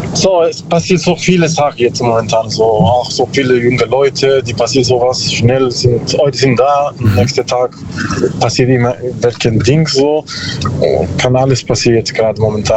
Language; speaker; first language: German; non-native, learner; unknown